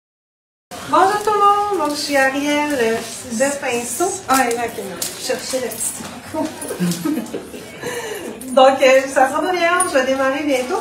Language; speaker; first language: French; native; French